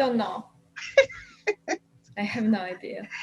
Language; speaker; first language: English; non-native, learner; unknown